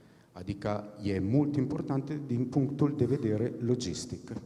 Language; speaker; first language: Romanian; non-native, fluent; Italian